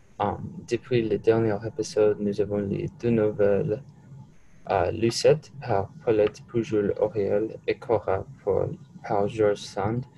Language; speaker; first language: French; non-native, learner; English